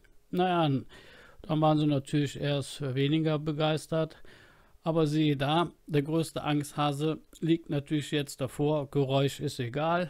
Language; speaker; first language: German; native; German